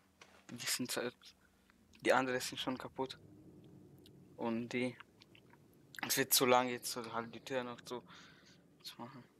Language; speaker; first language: German; early bilingual, other home language; Polish